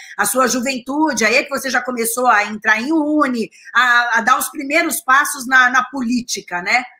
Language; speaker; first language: Portuguese; native; Portuguese